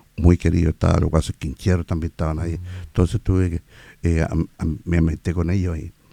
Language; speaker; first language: Spanish; native; Spanish